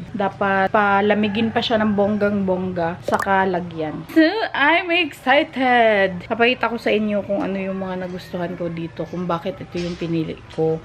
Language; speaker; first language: Filipino; non-native, local second language; Cebuano